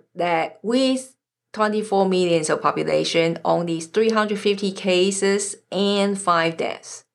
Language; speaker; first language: English; non-native, fluent; Chinese